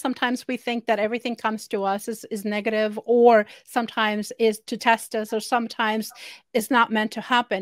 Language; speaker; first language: English; non-native, fluent; Spanish